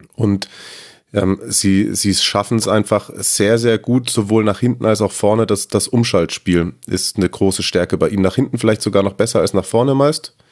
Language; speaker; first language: German; non-native, fluent; French